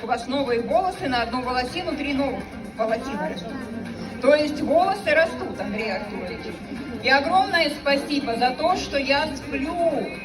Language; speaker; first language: Russian; native; Russian